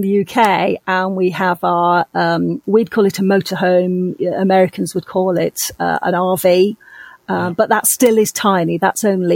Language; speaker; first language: English; native; English